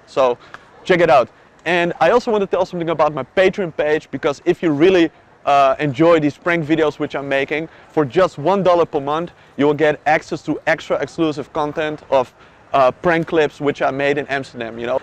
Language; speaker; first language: English; non-native, fluent; Dutch